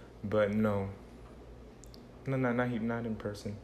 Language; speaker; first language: English; early bilingual, other home language; Spanish